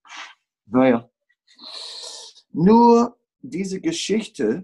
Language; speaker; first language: German; non-native, fluent; Dutch